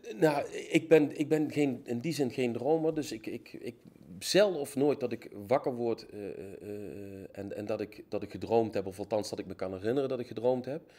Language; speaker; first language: Dutch; native; Dutch